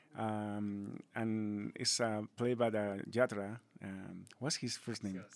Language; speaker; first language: English; non-native, fluent; Spanish